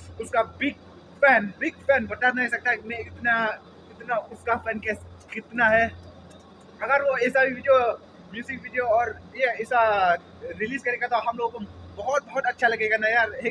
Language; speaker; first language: Hindi; non-native, local second language; Khasi